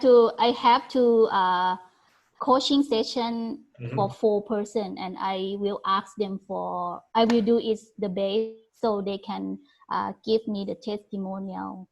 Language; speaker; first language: English; non-native, learner; Thai